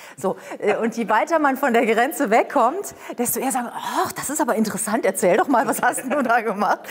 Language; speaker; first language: German; native; German